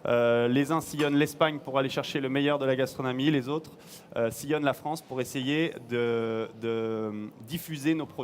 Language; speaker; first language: French; native; French